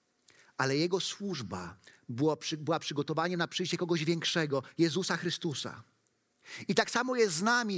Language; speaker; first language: Polish; native; Polish